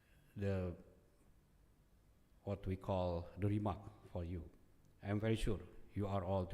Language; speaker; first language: English; non-native, fluent; Indonesian